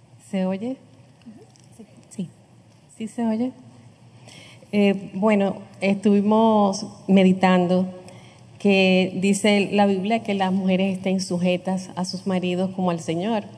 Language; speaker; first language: Spanish; native; Spanish